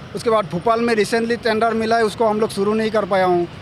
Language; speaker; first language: Hindi; non-native, local second language; Assamese